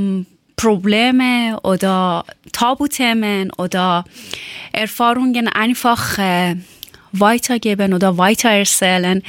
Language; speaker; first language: German; non-native, learner; Persian